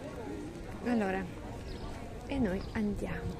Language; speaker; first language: Italian; non-native, learner; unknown